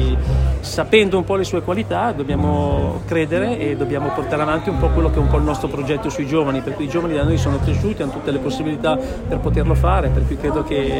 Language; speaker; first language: Italian; native; Italian